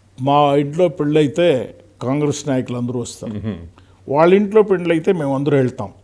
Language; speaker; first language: Telugu; native; Telugu